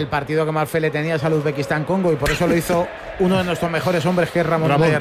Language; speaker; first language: Spanish; native; Spanish